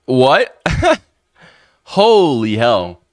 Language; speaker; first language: English; native; English